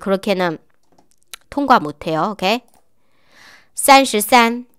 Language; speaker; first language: Korean; non-native, fluent; Chinese